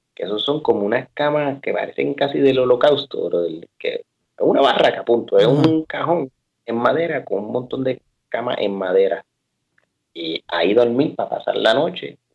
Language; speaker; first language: Spanish; native; Spanish